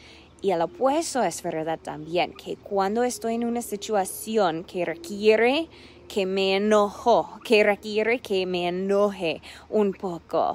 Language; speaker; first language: Spanish; non-native, fluent; English